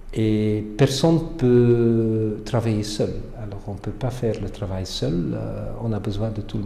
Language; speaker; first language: French; non-native, fluent; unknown